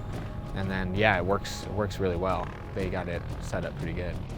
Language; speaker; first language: English; native; English